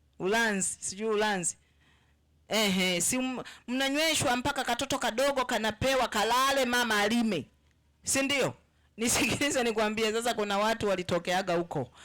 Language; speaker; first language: Swahili; native; Swahili